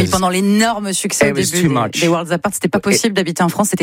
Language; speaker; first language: French; native; French